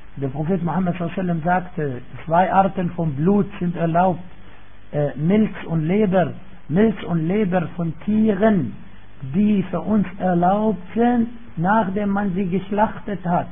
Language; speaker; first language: German; non-native, fluent; Arabic